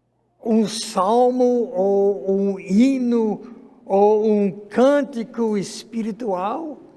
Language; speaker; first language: Portuguese; non-native, fluent; English